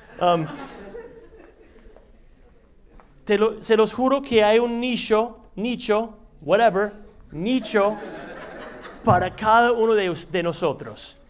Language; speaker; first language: Spanish; non-native, fluent; English